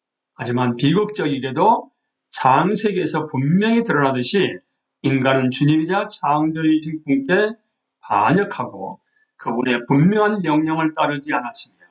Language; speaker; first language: Korean; native; Korean